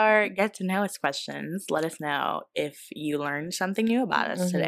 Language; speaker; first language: English; native; English